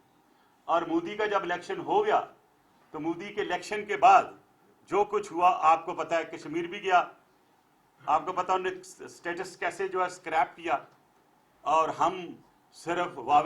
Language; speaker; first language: Urdu; native; Urdu